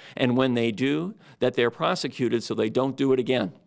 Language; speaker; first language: English; native; English